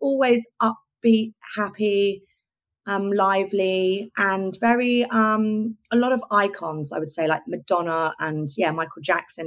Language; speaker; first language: English; native; English